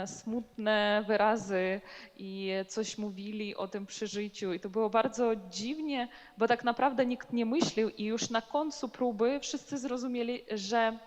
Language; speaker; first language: Polish; non-native, learner; Ukrainian